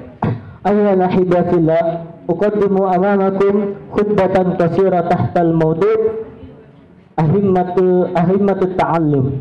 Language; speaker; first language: Arabic; non-native, learner; Indonesian